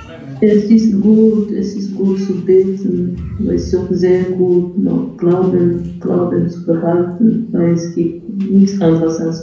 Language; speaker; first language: German; non-native, fluent; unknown